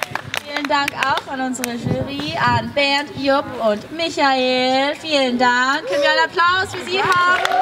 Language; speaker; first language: German; non-native, fluent; English